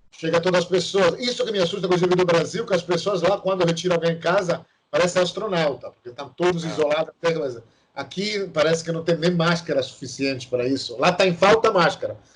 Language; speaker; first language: Portuguese; non-native, fluent; Italian